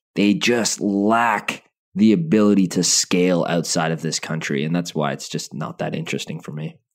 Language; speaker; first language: English; native; English